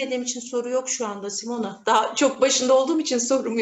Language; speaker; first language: Turkish; native; Turkish